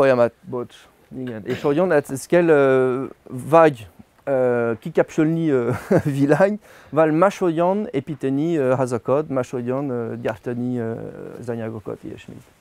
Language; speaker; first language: Hungarian; non-native, learner; French